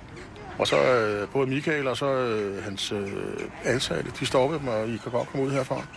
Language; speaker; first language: Danish; native; Danish